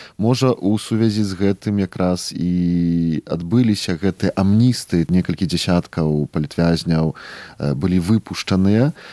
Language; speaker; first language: Belarusian; native; Belarusian